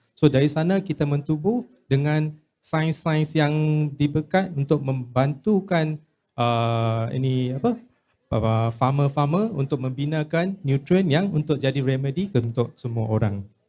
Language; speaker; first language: Malay; non-native, local second language; Cantonese